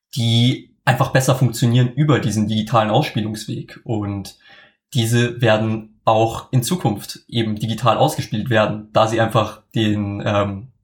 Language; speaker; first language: German; native; German